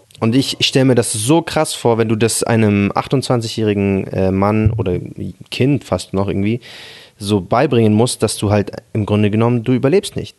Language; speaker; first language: German; early bilingual, other home language; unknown